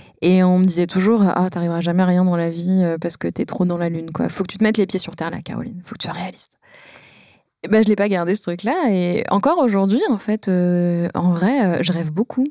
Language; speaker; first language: French; native; French